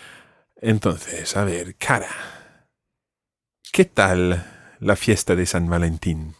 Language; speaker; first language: Spanish; non-native, fluent; English